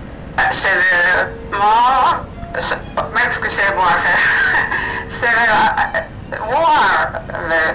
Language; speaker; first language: French; non-native, learner; Finnish